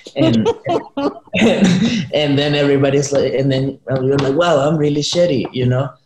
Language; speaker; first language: English; early bilingual, other home language; Spanish